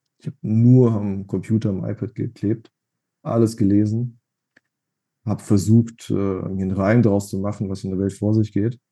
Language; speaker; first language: German; non-native, fluent; Russian